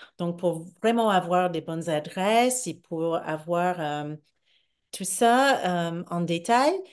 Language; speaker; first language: French; non-native, fluent; English